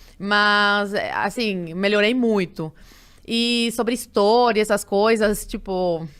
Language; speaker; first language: Portuguese; non-native, fluent; Spanish